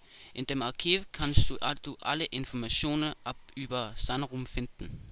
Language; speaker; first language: German; non-native, learner; Danish